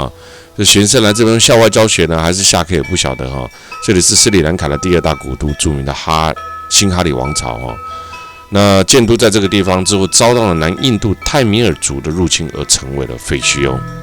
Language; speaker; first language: Chinese; native; Chinese